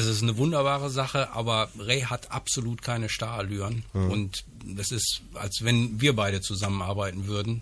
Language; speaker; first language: German; native; German